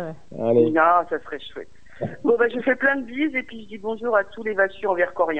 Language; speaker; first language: French; native; French